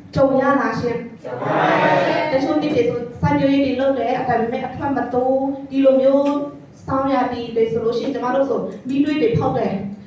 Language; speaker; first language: Burmese; non-native, local second language; Shan